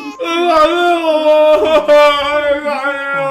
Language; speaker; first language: Korean; native; Korean